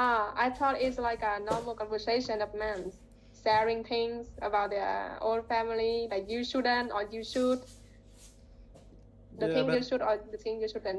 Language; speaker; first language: English; non-native, fluent; Vietnamese